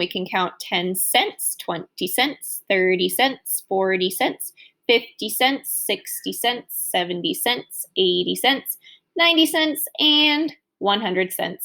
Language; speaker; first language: English; native; English